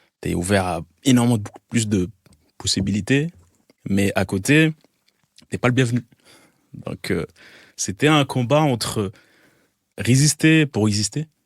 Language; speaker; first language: French; non-native, local second language; Arabic